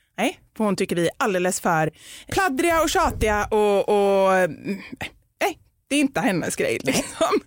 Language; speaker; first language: Swedish; native; Swedish